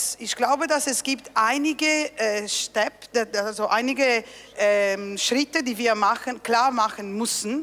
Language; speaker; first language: German; non-native, fluent; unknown